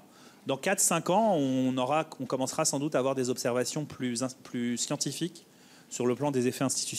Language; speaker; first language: French; native; French